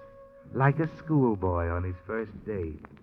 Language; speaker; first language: English; native; English